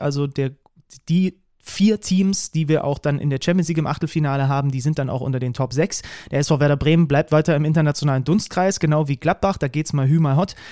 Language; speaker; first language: German; native; German